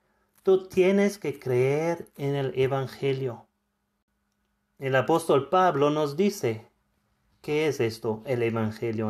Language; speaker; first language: Spanish; non-native, fluent; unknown